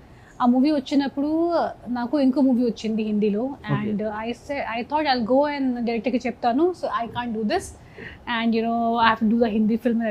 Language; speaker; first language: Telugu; non-native, fluent; Hindi